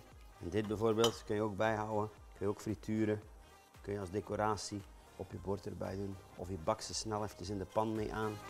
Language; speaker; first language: Dutch; native; Dutch